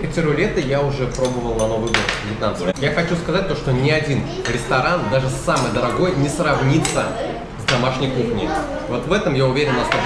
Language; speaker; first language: Russian; native; Russian